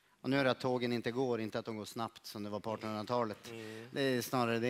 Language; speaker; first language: Swedish; native; Swedish